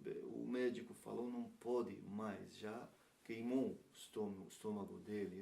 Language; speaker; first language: Portuguese; non-native, learner; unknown